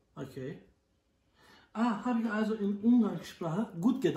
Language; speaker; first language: German; non-native, learner; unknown